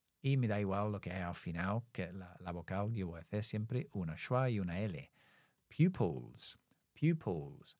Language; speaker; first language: Spanish; non-native, fluent; English